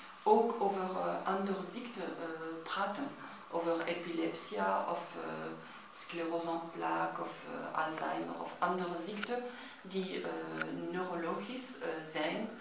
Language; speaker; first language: Dutch; non-native, learner; French